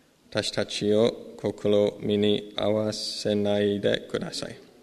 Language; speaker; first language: Japanese; non-native, learner; English